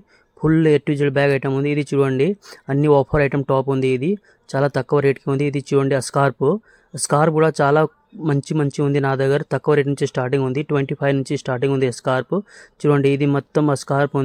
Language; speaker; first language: Telugu; non-native, local second language; Hindi